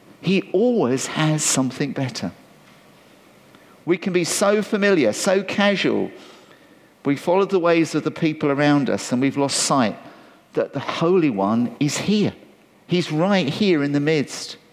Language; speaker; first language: English; native; English